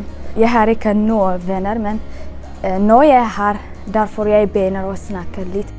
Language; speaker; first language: Norwegian; non-native, learner; Tigrinya